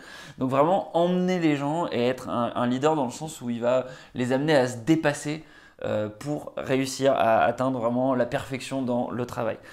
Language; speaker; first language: French; native; French